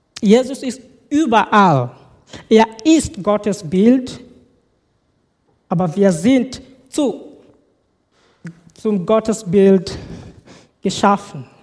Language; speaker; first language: German; non-native, fluent; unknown